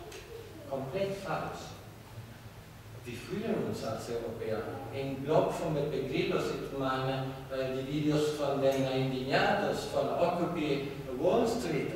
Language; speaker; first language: German; non-native, fluent; Italian